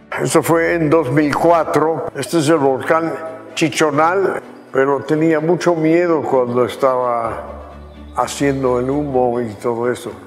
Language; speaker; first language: Spanish; non-native, fluent; Dutch